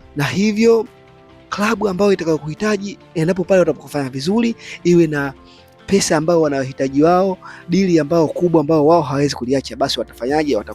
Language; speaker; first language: Swahili; native; Swahili